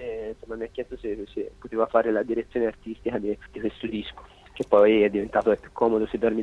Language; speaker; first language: Italian; native; Italian